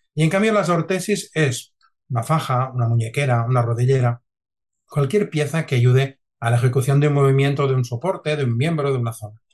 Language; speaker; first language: Spanish; non-native, local second language; Catalan